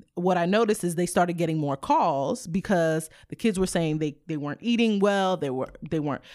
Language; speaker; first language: English; native; English